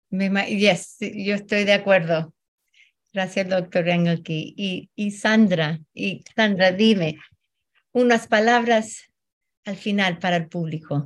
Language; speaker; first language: Spanish; early bilingual, heritage; Spanish